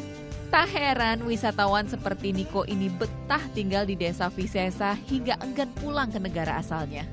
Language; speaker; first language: Indonesian; native; Indonesian